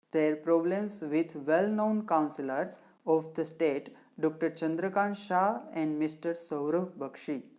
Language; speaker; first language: English; non-native, local second language; Gujarati